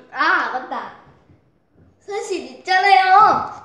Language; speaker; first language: Korean; early bilingual, heritage; Korean